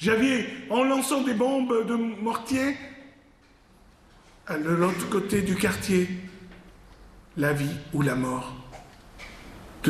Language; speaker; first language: French; non-native, local second language; Arabic